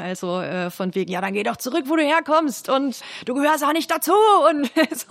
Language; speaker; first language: German; native; German